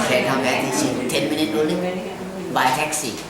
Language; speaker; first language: English; non-native, learner; Thai